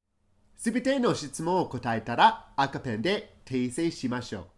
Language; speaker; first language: Japanese; non-native, fluent; English